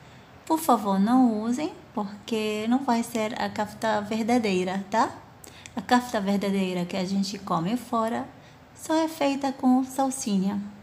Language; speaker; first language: Portuguese; non-native, fluent; Arabic